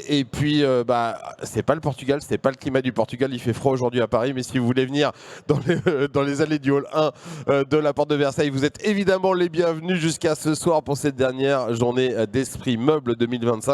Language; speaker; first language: French; native; French